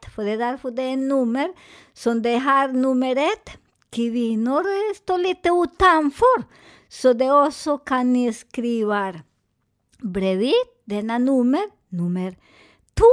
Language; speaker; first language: Swedish; non-native, fluent; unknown